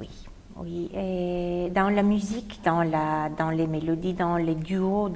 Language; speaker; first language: French; non-native, fluent; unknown